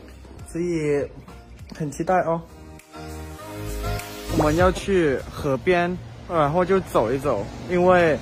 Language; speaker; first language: Chinese; non-native, learner; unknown